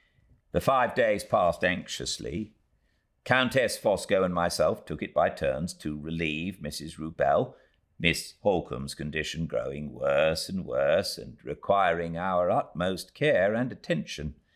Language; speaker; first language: English; native; English